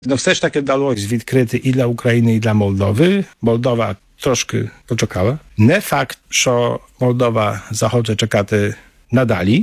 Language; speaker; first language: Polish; non-native, learner; Ukrainian